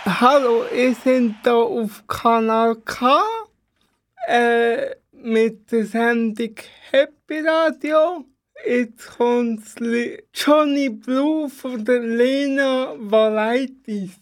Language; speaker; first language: German; non-native, learner; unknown